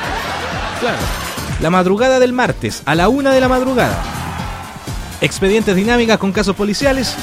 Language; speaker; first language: Spanish; native; Spanish